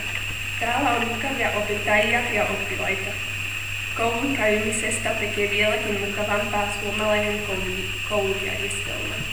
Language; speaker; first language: Finnish; non-native, fluent; Slovak